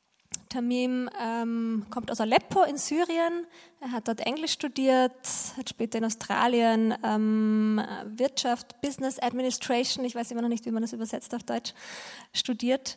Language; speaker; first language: German; native; German